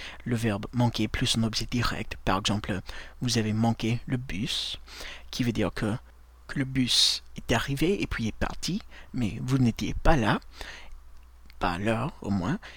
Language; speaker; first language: French; non-native, fluent; English